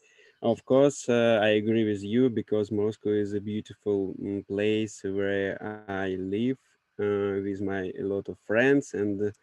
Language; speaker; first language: English; non-native, learner; Russian